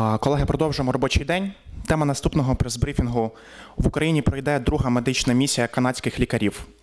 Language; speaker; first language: Ukrainian; native; Ukrainian